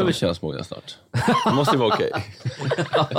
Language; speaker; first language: Swedish; native; Swedish